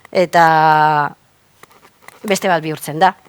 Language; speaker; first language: Basque; native; Basque